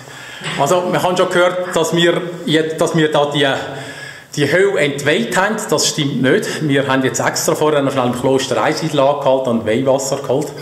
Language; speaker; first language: German; native; German